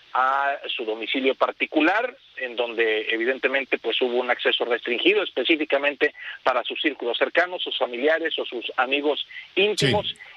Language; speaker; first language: Spanish; native; Spanish